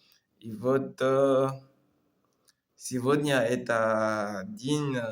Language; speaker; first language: Russian; non-native, learner; French